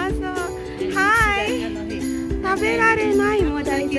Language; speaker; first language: Japanese; non-native, learner; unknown